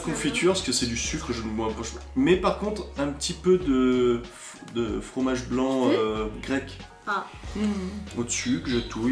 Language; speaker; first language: French; native; French